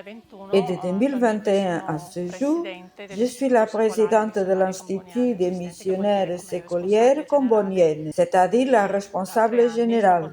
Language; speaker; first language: French; non-native, fluent; Italian